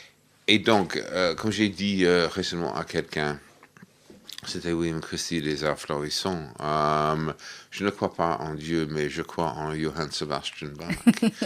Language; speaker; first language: French; non-native, fluent; English